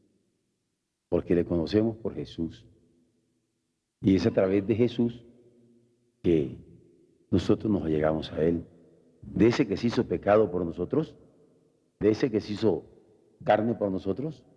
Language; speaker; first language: Spanish; native; Spanish